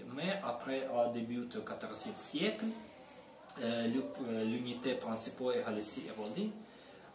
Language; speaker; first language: French; non-native, learner; Ukrainian